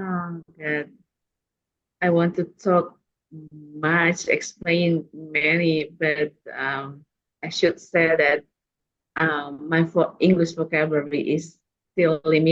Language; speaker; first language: English; non-native, learner; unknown